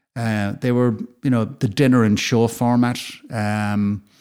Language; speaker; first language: English; native; English